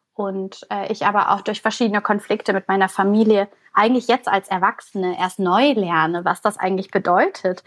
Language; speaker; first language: German; early bilingual, other home language; Bulgarian